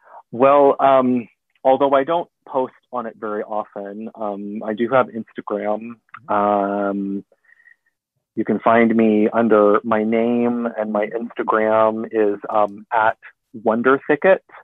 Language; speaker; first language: English; native; English